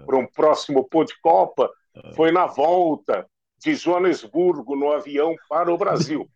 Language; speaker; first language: Portuguese; native; Portuguese